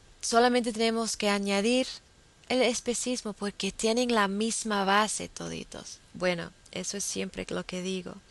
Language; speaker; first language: Spanish; non-native, fluent; English